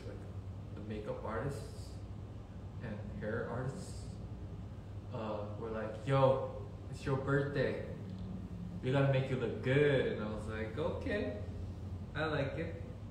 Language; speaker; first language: English; early bilingual, other home language; Korean